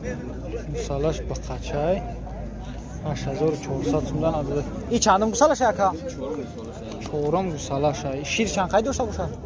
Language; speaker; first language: Tajik; native; Tajik